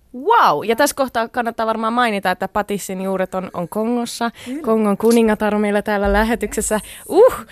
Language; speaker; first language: Finnish; early bilingual, other home language; Sinhala